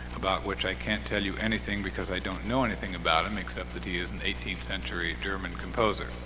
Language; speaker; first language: English; native; English